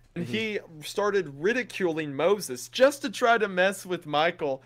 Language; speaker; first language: English; native; English